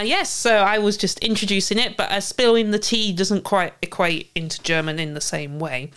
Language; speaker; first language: English; native; English